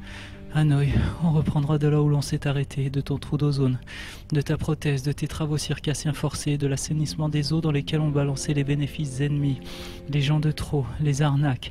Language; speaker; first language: French; native; French